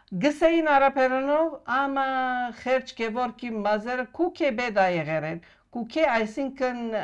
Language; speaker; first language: Armenian; non-native, local second language; Arabic